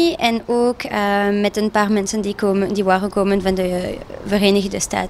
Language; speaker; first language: Dutch; non-native, local second language; French